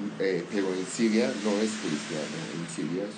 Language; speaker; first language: Spanish; non-native, learner; Armenian